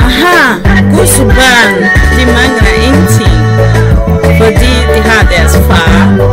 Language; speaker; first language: Danish; non-native, learner; Kinyarwanda